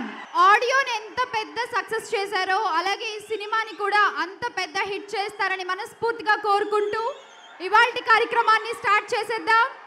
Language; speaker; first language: Telugu; native; Telugu